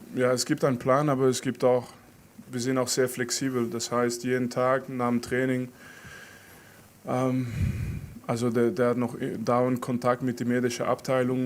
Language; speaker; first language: German; non-native, fluent; French